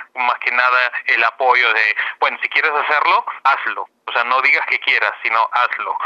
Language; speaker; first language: Spanish; native; Spanish